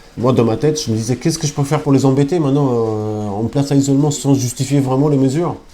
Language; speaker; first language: French; non-native, fluent; Albanian